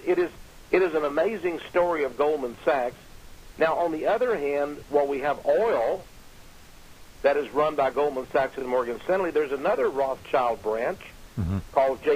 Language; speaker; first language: English; native; English